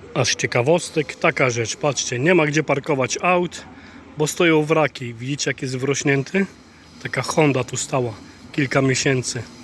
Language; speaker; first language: Polish; native; Polish